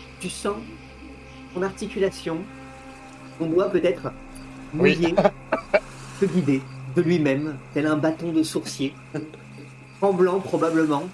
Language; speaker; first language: French; native; French